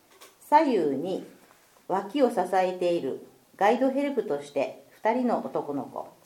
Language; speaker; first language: Japanese; native; Japanese